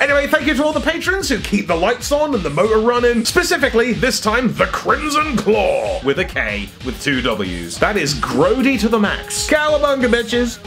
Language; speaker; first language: English; native; English